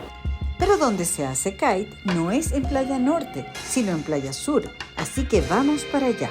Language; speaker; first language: Spanish; native; Spanish